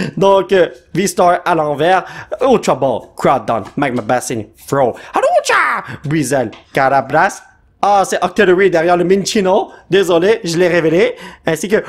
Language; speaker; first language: French; native; French